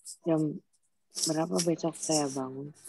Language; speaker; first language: Indonesian; non-native, learner; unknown